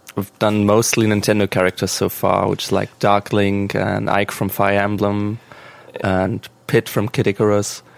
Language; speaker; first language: English; non-native, fluent; German